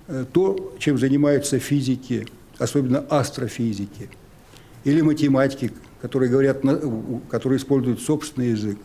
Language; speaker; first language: Russian; native; Russian